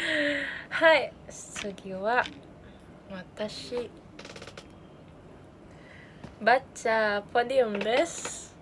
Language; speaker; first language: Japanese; non-native, learner; Indonesian